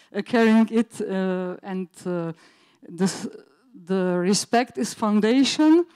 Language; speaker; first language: English; non-native, learner; Slovenian